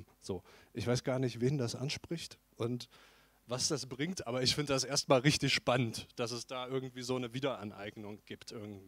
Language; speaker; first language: German; native; German